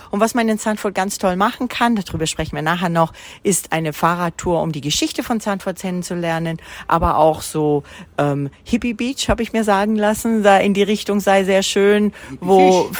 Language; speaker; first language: German; native; German